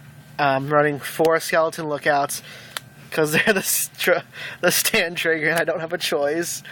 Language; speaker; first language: English; native; English